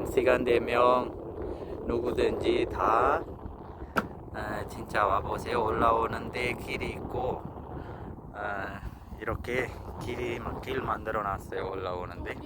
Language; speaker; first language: Korean; non-native, fluent; Sinhala